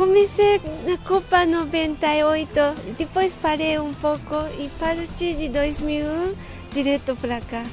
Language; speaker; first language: Portuguese; non-native, fluent; Japanese